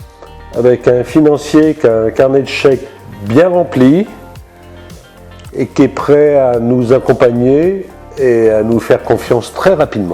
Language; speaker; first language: French; native; French